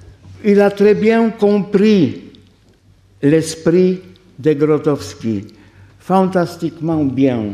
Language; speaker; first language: French; non-native, fluent; Polish